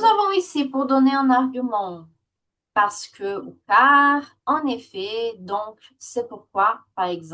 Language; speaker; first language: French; non-native, fluent; Portuguese